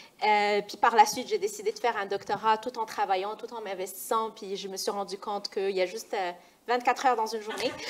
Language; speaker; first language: French; non-native, local second language; Arabic